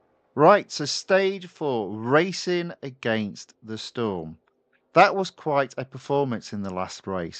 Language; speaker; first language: English; native; English